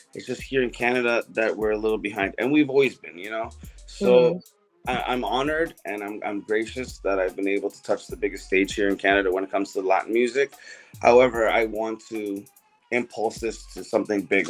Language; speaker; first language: English; native; English